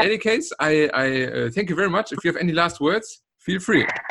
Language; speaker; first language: English; non-native, fluent; German